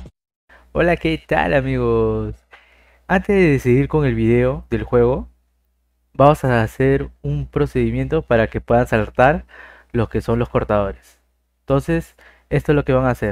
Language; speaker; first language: Spanish; native; Spanish